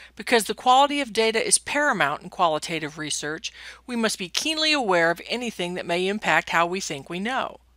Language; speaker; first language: English; native; English